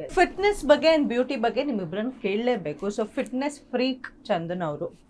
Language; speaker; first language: Kannada; native; Kannada